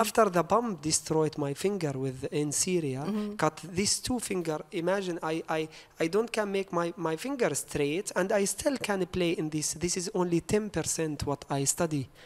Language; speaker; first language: English; non-native, learner; Arabic